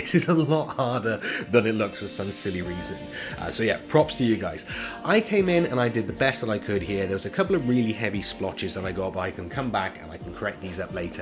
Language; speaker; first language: English; native; English